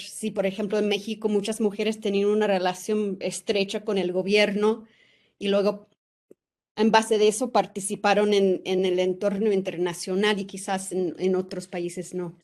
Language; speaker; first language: Spanish; non-native, fluent; English